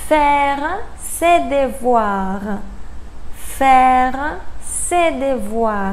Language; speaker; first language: French; non-native, fluent; Spanish